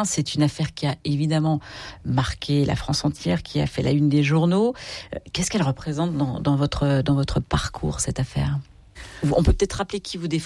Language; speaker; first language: French; native; French